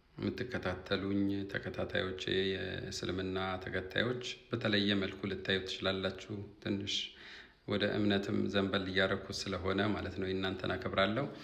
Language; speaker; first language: Amharic; native; Amharic